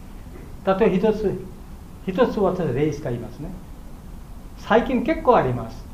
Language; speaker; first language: Japanese; non-native, learner; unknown